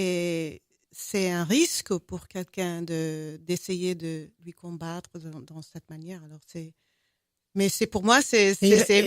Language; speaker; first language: French; non-native, fluent; English